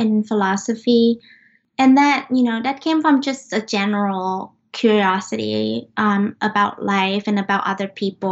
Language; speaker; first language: English; non-native, fluent; Vietnamese